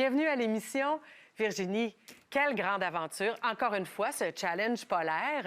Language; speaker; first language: French; native; French